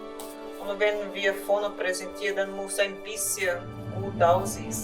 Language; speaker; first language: German; non-native, learner; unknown